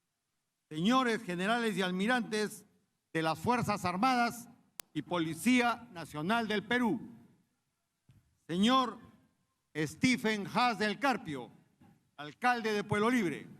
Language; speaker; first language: Spanish; native; Spanish